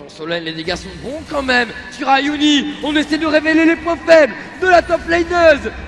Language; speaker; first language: French; native; French